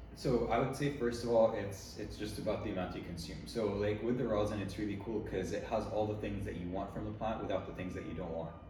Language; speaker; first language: English; early bilingual, other home language; Arabic